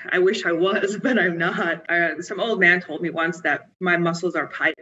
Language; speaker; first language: English; native; English